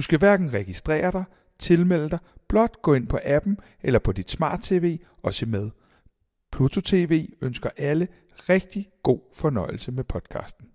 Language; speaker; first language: Danish; native; Danish